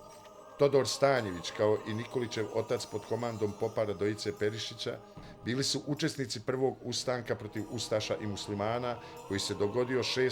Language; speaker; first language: Bosnian; native; Bosnian